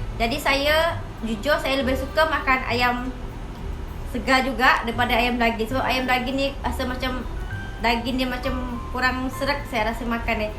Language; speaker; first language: Malay; native; Malay